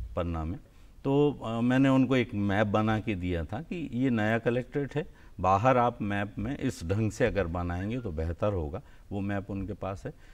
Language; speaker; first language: Hindi; native; Hindi